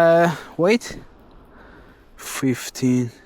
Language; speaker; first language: English; non-native, learner; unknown